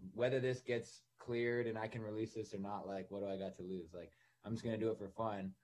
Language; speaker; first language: English; native; English